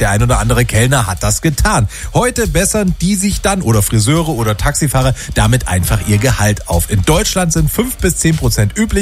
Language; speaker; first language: German; native; German